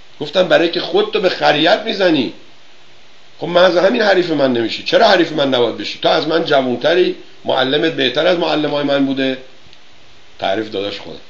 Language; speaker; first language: Persian; native; Persian